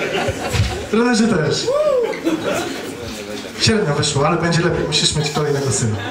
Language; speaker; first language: Polish; native; Polish